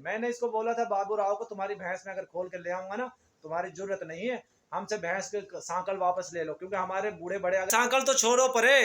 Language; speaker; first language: Urdu; non-native, local second language; Punjabi